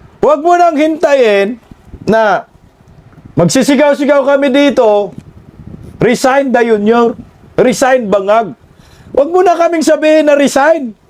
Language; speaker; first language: Filipino; non-native, local second language; Cebuano